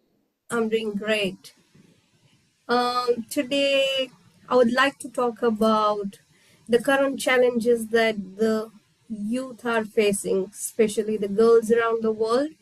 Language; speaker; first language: English; non-native, local second language; Hindi